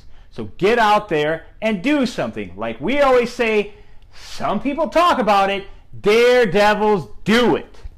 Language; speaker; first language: English; native; English